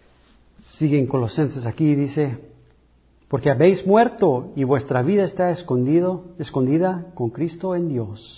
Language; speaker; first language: Spanish; early bilingual, heritage; English